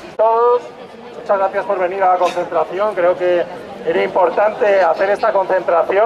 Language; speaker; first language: Spanish; native; Spanish